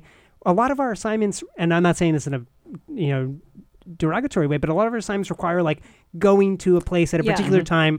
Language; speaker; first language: English; native; English